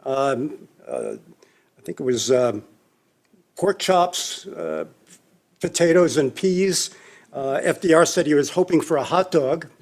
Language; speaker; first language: English; native; English